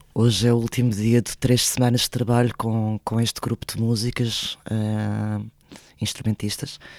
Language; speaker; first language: Portuguese; early bilingual, other home language; Spanish